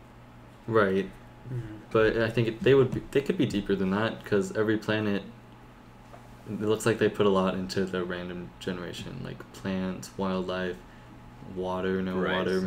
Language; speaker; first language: English; native; English